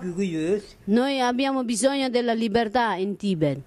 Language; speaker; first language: Italian; non-native, learner; Tibetan